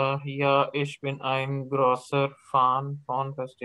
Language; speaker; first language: German; non-native, learner; Urdu